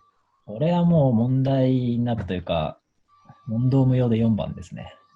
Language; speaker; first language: Japanese; native; Japanese